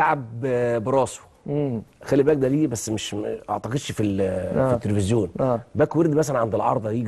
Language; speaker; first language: Arabic; native; Arabic